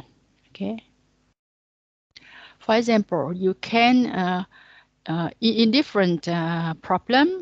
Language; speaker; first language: English; non-native, learner; Vietnamese